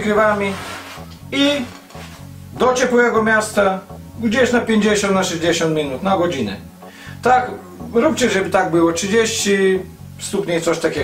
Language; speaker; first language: Polish; non-native, learner; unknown